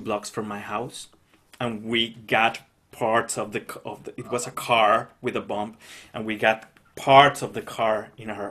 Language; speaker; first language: English; non-native, fluent; Spanish